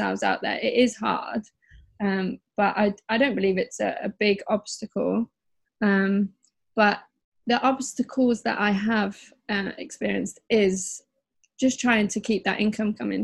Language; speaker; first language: English; native; English